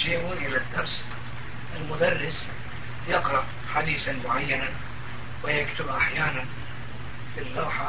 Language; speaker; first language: Arabic; non-native, fluent; Turkish